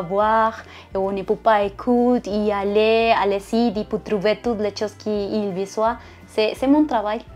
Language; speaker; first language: French; non-native, learner; Spanish